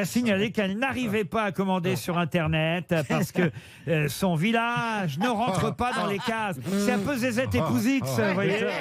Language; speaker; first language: French; native; French